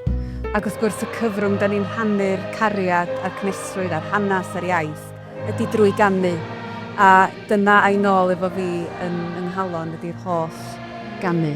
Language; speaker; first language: Welsh; native; Welsh